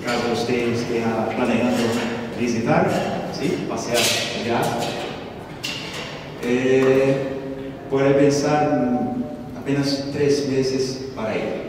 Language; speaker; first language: Spanish; non-native, learner; Portuguese